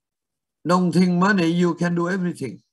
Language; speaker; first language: English; non-native, learner; Vietnamese